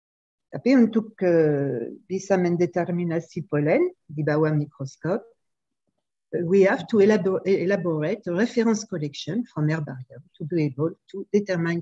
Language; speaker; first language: English; non-native, fluent; French